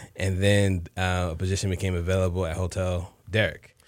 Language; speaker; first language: English; native; English